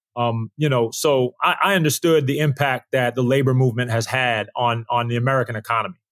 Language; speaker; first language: English; native; English